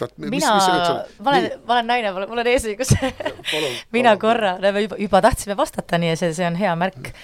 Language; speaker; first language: Estonian; native; Estonian